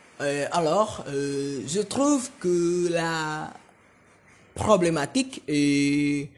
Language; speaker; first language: French; non-native, learner; Indonesian